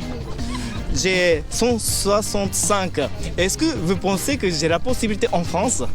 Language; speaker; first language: French; non-native, learner; Japanese